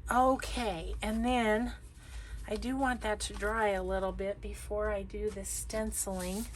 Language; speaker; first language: English; native; English